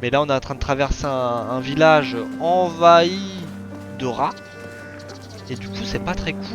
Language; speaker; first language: French; native; French